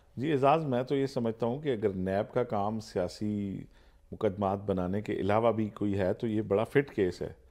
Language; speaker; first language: Urdu; native; Urdu